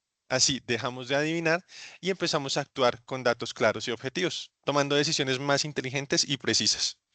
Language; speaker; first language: Spanish; native; Spanish